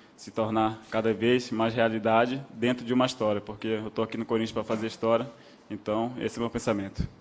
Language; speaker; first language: Portuguese; native; Portuguese